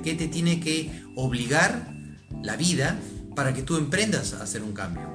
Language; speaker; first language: Spanish; native; Spanish